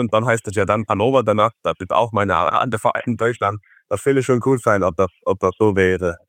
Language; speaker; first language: German; non-native, fluent; Faroese